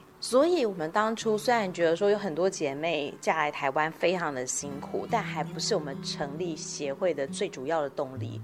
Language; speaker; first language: Chinese; native; Chinese